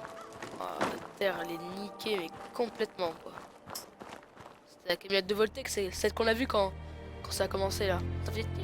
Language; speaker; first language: French; native; French